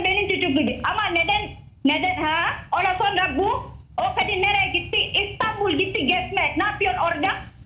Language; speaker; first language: Turkish; non-native, learner; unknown